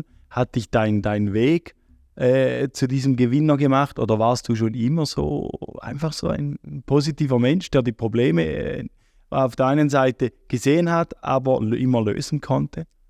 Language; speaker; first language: German; native; German